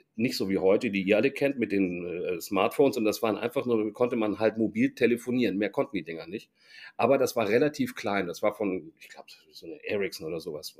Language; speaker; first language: German; native; German